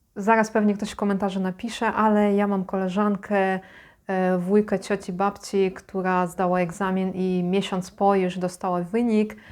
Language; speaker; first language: Polish; native; Polish